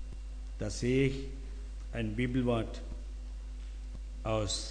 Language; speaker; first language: German; non-native, learner; Tamil